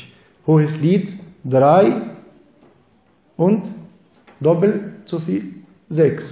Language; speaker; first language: German; non-native, fluent; Arabic